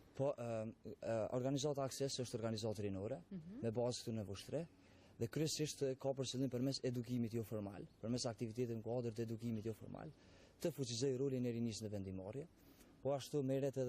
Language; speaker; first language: Albanian; native; Albanian